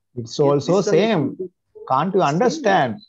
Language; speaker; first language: English; non-native, learner; Sinhala